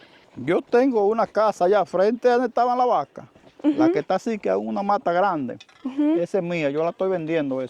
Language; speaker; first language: Spanish; native; Spanish